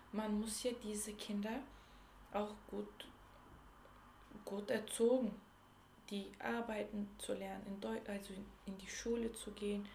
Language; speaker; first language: German; early bilingual, other home language; Turkish